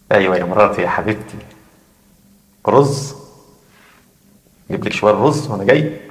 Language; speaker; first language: Arabic; native; Arabic